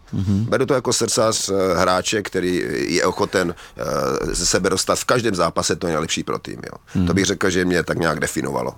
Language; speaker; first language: Czech; native; Czech